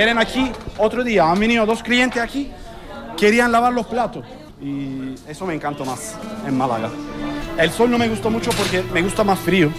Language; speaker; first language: Spanish; non-native, learner; Turkish